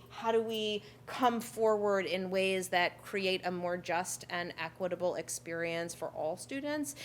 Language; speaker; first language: English; native; English